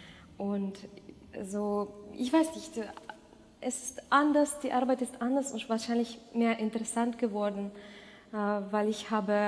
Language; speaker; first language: German; non-native, fluent; Russian